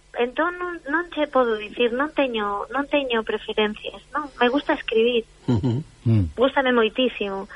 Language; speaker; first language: Galician; non-native, local second language; Spanish